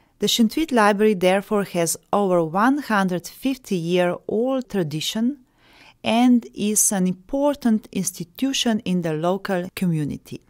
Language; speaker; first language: English; non-native, fluent; Slovenian